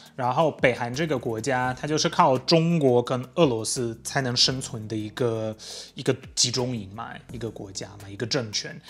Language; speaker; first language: Chinese; non-native, fluent; Polish